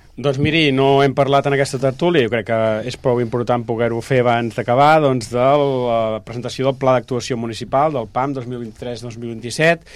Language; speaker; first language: Catalan; native; Catalan